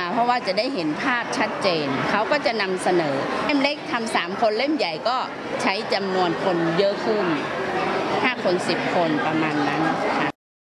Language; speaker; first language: Thai; native; Thai